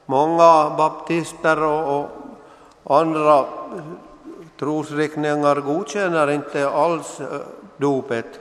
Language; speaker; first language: Swedish; non-native, local second language; Finnish